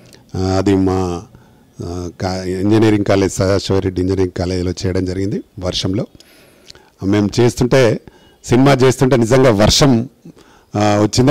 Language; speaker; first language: Telugu; native; Telugu